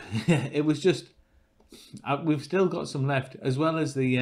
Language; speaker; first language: English; native; English